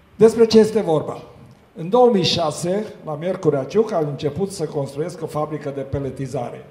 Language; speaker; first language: Romanian; non-native, local second language; Hungarian